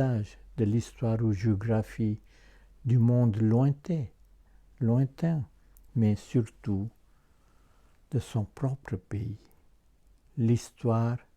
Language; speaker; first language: French; non-native, fluent; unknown